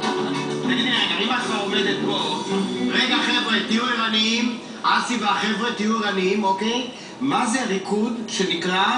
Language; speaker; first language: Hebrew; native; Hebrew